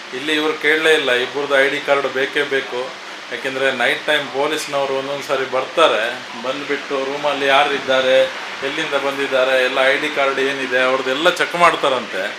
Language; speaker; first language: Kannada; non-native, local second language; Konkani